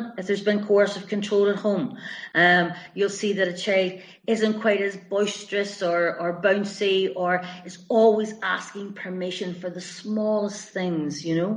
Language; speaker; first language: English; native; English